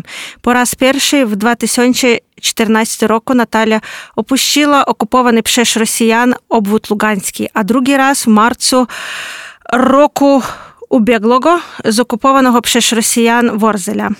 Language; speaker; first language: Polish; non-native, fluent; Ukrainian